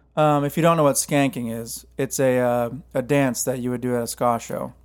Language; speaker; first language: English; native; English